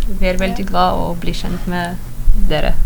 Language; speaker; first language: Norwegian; non-native, learner; Ukrainian